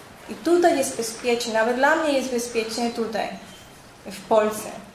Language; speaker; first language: Polish; non-native, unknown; Spanish